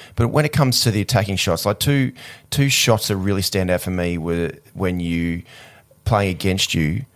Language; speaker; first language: English; native; English